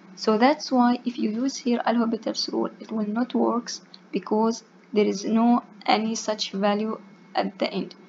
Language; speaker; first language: English; non-native, fluent; Arabic